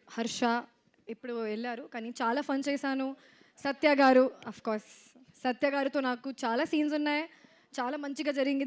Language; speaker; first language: Telugu; non-native, fluent; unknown